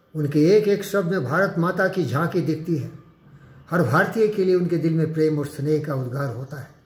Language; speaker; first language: Hindi; native; Hindi